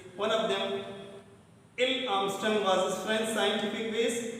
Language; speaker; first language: English; non-native, local second language; Hindi